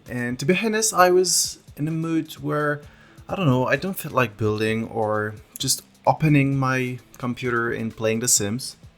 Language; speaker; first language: English; non-native, fluent; French